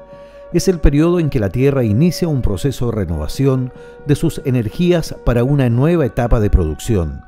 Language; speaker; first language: Spanish; native; Spanish